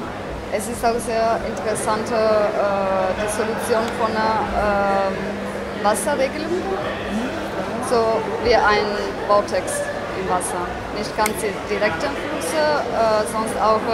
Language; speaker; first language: German; non-native, fluent; Italian